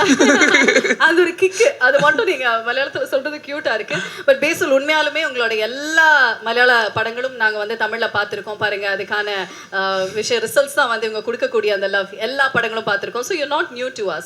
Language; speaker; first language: Tamil; native; Tamil